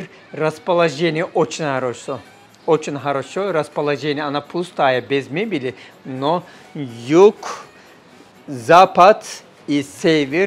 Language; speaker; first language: Russian; non-native, fluent; Turkish